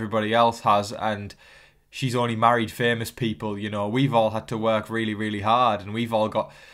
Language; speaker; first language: English; native; English